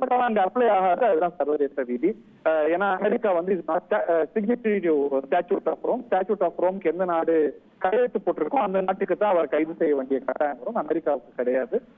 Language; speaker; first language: Tamil; native; Tamil